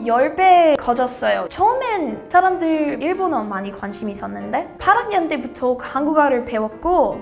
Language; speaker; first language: Korean; non-native, learner; English